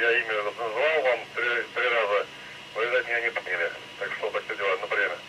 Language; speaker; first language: Russian; native; Russian